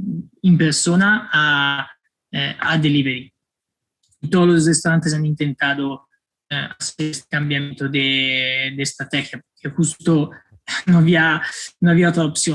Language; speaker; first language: Spanish; non-native, fluent; Italian